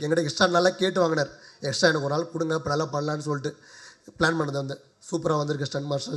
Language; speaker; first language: Tamil; native; Tamil